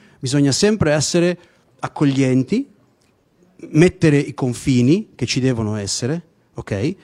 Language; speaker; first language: Italian; native; Italian